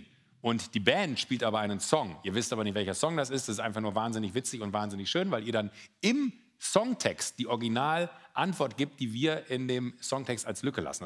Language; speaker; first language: German; native; German